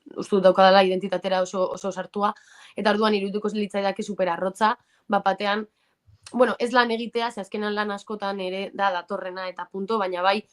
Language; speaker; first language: Basque; native; Basque